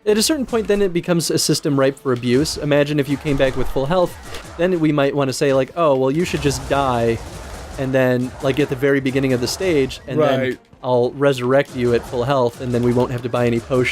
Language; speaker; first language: English; native; English